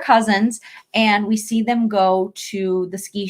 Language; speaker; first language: English; native; English